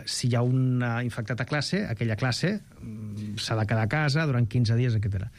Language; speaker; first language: Catalan; non-native, local second language; Spanish